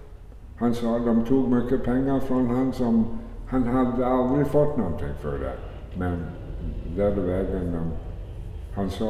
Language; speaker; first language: Swedish; early bilingual, heritage; Swedish